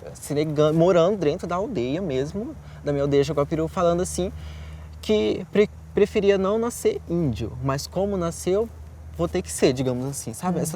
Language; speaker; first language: Portuguese; non-native, local second language; Guarani